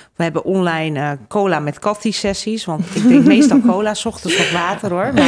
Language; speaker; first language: Dutch; early bilingual, other home language; Hungarian